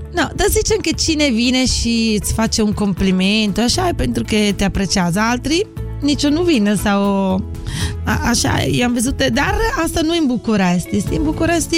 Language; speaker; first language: Romanian; non-native, fluent; Italian